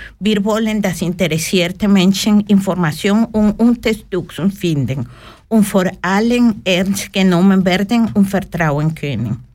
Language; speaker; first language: German; non-native, learner; Spanish